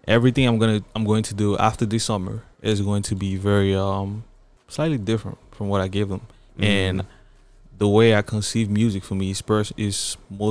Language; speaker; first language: English; non-native, local second language; French